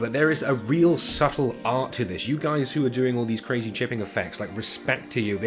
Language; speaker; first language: English; native; English